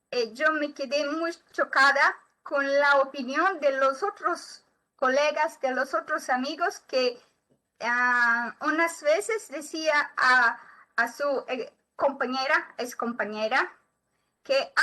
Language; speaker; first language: Spanish; non-native, learner; Portuguese